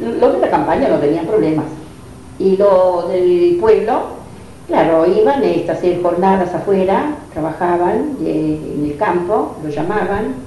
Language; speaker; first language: Spanish; non-native, fluent; Italian